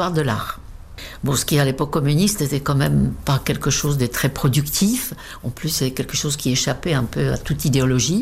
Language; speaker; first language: French; non-native, fluent; Czech